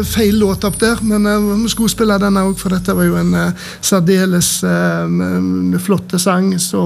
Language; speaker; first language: Norwegian; native; Norwegian